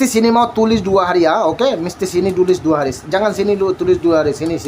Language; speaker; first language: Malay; non-native, learner; Bangla